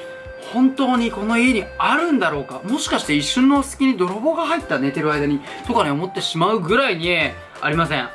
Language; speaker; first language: Japanese; native; Japanese